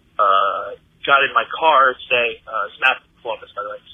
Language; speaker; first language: English; native; English